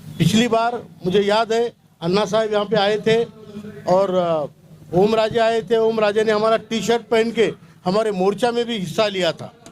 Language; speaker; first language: Hindi; non-native, local second language; Marathi